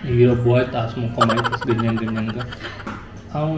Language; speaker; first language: Filipino; non-native, learner; Hindi